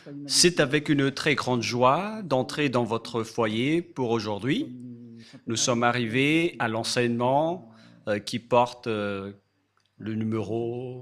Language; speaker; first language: French; non-native, local second language; Malagasy